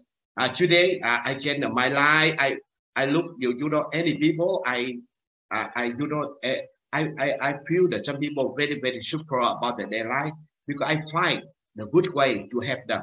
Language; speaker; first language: English; non-native, learner; Vietnamese